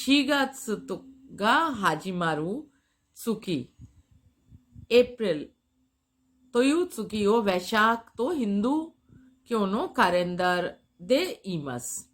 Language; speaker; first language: Japanese; non-native, fluent; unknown